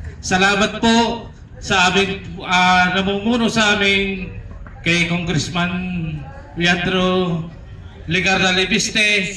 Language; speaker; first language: Filipino; native; Filipino